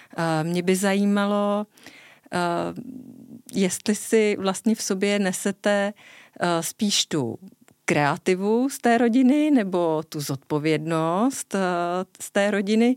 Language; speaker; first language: Czech; native; Czech